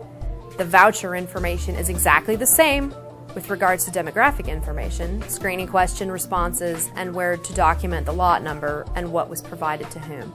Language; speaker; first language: English; native; English